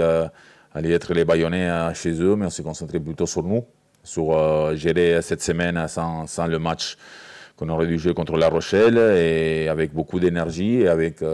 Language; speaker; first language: French; native; French